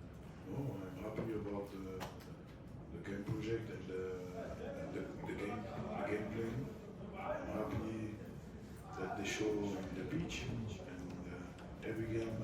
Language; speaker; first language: English; non-native, fluent; French